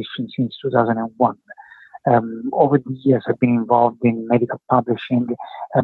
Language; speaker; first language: English; non-native, fluent; Italian